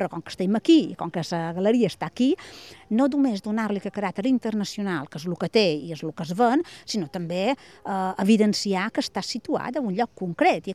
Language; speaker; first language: Catalan; native; Catalan